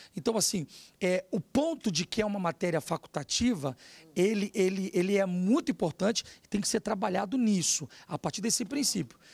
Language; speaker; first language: Portuguese; native; Portuguese